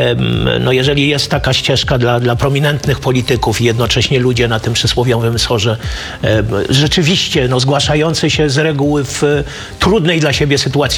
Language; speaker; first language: Polish; native; Polish